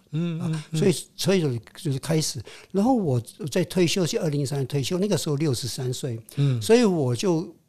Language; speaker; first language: Chinese; non-native, local second language; Min Nan Chinese